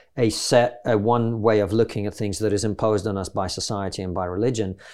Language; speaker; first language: English; non-native, fluent; Russian